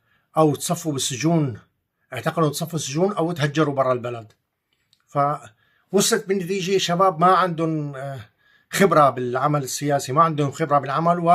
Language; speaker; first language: Arabic; native; Arabic